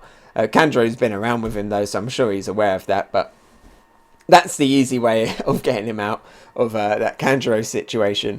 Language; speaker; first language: English; native; English